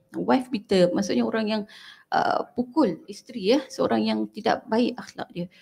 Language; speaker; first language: Malay; native; Malay